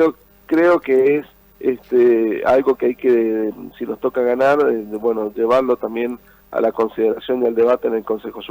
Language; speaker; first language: Spanish; native; Spanish